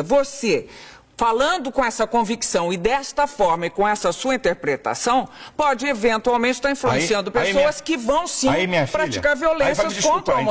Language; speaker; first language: Portuguese; native; Portuguese